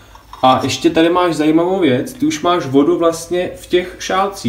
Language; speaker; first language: Czech; native; Czech